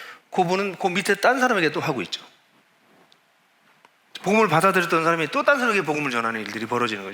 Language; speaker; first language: Korean; native; Korean